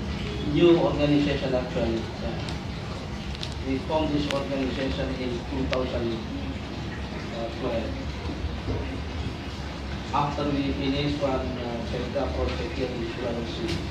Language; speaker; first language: English; non-native, fluent; Indonesian